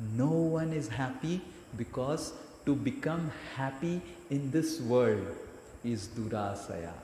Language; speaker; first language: English; non-native, local second language; Hindi